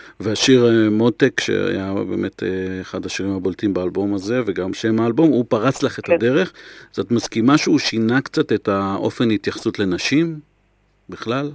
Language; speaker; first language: Hebrew; native; Hebrew